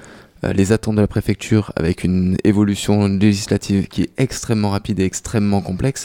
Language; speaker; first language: French; native; French